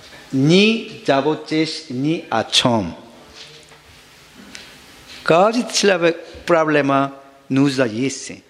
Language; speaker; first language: Russian; non-native, learner; Korean